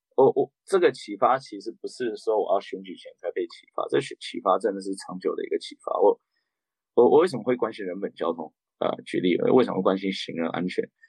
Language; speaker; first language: Chinese; early bilingual, heritage; Chinese